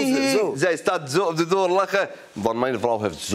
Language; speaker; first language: Dutch; non-native, learner; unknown